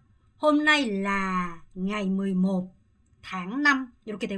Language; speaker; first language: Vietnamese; non-native, fluent; Korean